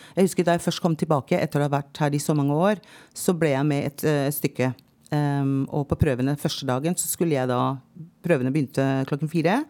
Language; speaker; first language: Norwegian; non-native, fluent; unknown